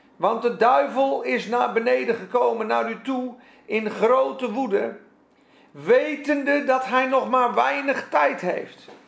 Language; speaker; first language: Dutch; non-native, fluent; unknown